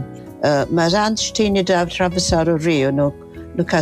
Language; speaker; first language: Portuguese; non-native, fluent; English